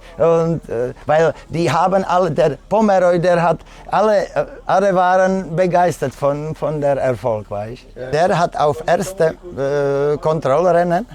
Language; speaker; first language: German; non-native, fluent; Czech